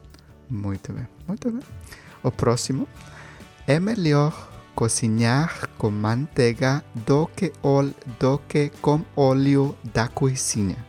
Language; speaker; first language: Portuguese; non-native, learner; Spanish